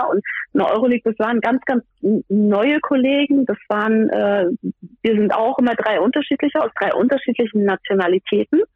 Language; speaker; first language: German; native; German